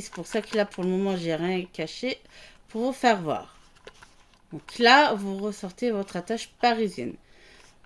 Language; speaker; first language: French; native; French